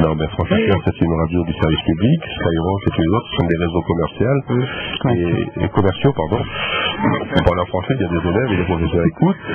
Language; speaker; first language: French; native; French